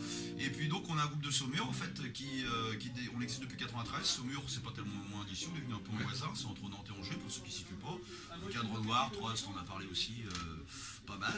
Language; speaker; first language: French; native; French